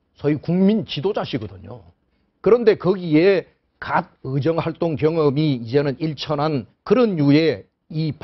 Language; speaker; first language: Korean; native; Korean